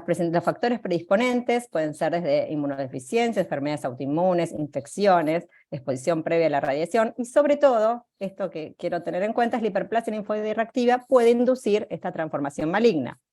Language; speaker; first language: Spanish; native; Spanish